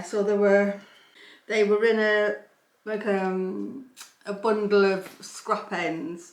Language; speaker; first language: English; native; English